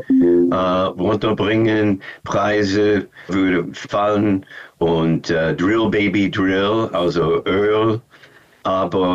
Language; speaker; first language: German; non-native, fluent; English